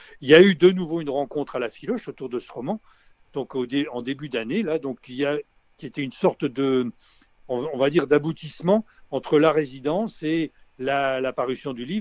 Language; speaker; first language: French; native; French